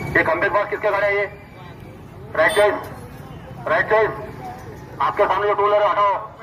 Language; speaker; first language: Hindi; non-native, local second language; Marathi